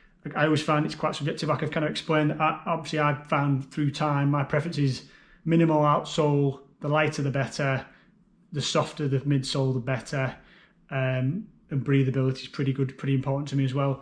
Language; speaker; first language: English; native; English